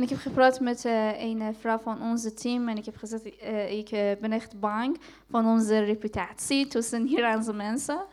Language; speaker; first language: Dutch; non-native, fluent; Persian